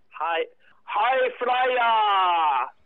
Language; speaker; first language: Japanese; non-native, fluent; English